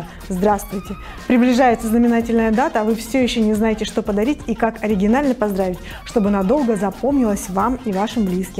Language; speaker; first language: Russian; native; Russian